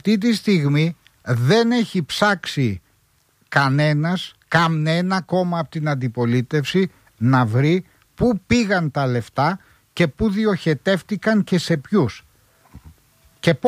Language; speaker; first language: Greek; native; Greek